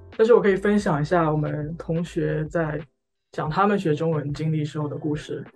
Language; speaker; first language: Chinese; early bilingual, heritage; Chinese